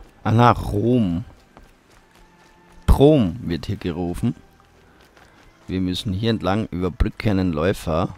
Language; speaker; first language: German; native; German